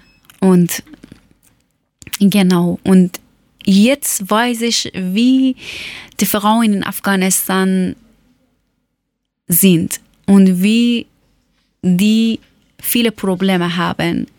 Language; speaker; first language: German; non-native, learner; Persian